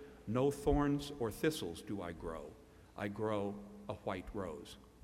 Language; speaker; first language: English; native; English